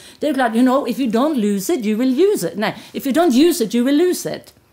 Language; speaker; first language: English; non-native, fluent; Norwegian